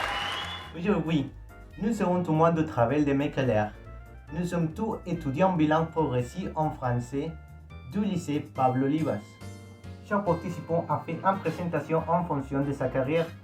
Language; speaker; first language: French; non-native, learner; Spanish